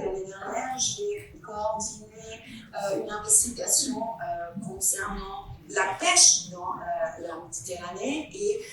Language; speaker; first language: French; non-native, fluent; Italian